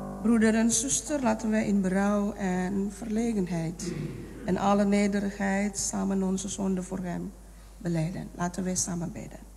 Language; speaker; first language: Dutch; non-native, fluent; Indonesian